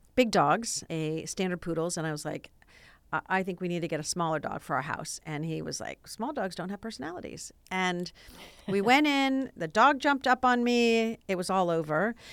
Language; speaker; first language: English; native; English